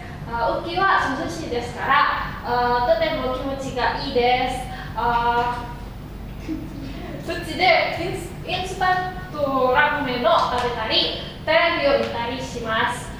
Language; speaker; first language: Japanese; non-native, learner; Indonesian